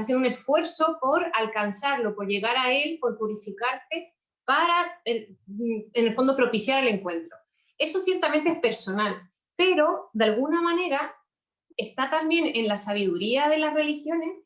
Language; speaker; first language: Spanish; native; Spanish